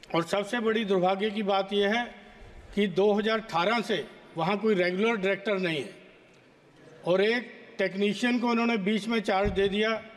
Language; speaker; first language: Hindi; native; Hindi